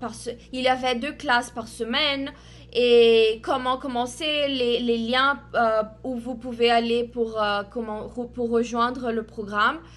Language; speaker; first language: French; non-native, fluent; Portuguese